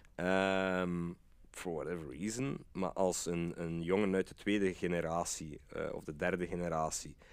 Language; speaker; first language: Dutch; native; Dutch